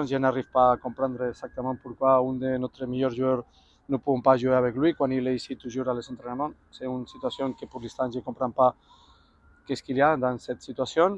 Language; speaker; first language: French; non-native, fluent; Spanish